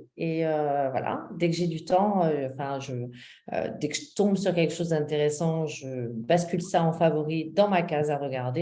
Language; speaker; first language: French; native; French